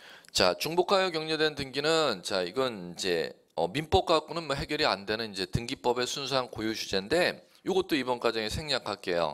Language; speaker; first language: Korean; native; Korean